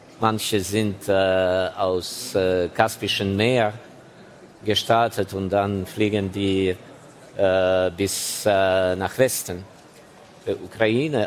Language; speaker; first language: German; non-native, fluent; Ukrainian